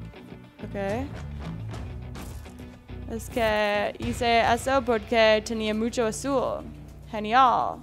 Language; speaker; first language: Spanish; non-native, learner; English